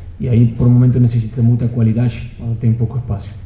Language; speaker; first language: Portuguese; non-native, fluent; Spanish